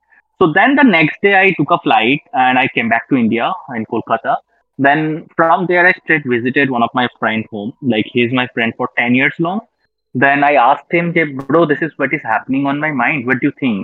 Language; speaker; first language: English; non-native, local second language; Bangla